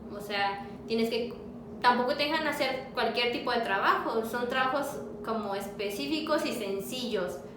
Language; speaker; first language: Spanish; native; Spanish